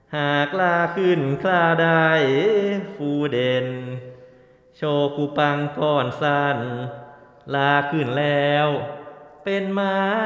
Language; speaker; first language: Thai; native; Thai